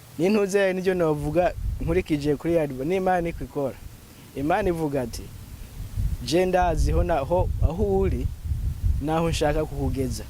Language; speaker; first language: Rundi; native; Rundi